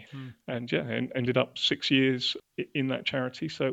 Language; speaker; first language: English; native; English